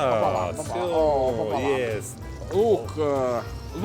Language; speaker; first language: Russian; non-native, learner; Italian